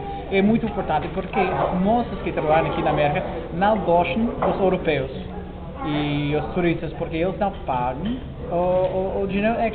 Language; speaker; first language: Portuguese; non-native, fluent; English